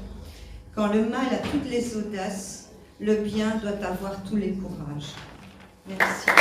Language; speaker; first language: French; native; French